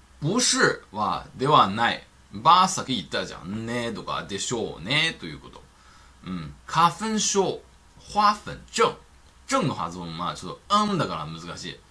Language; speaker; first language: Japanese; non-native, fluent; Chinese